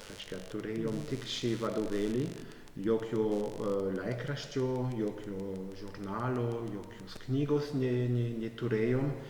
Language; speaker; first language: Lithuanian; non-native, fluent; French